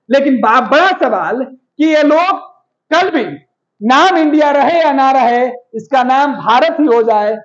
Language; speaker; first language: Hindi; native; Hindi